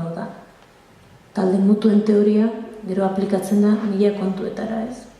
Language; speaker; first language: Basque; native; Basque